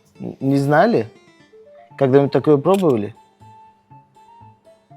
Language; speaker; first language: Russian; non-native, local second language; Tajik